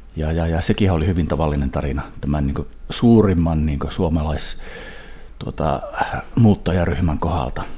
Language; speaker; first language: Finnish; early bilingual, heritage; Finnish